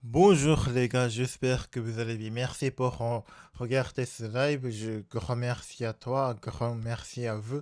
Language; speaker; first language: French; non-native, learner; Japanese